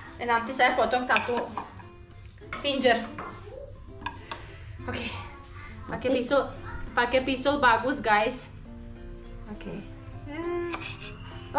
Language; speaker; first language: Indonesian; non-native, learner; Serbian